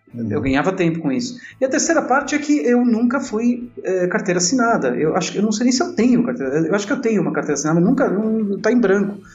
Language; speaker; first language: Portuguese; non-native, local second language; Italian